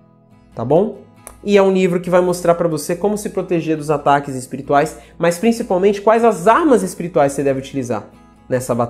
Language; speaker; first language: Portuguese; native; Portuguese